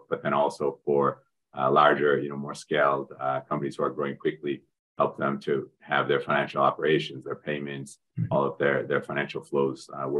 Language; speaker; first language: English; native; English